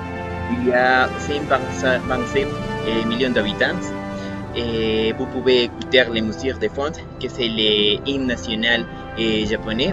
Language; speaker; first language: French; non-native, learner; Spanish